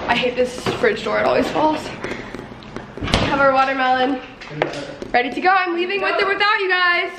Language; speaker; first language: English; native; English